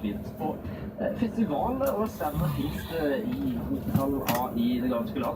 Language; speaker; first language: Norwegian; native; Norwegian